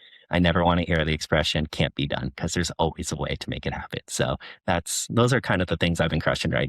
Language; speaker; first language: English; native; English